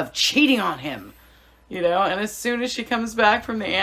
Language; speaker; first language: English; native; English